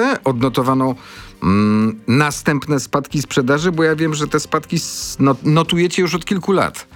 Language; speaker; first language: Polish; native; Polish